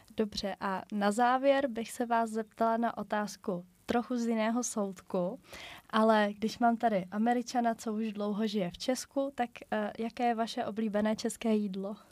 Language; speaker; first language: Czech; native; Czech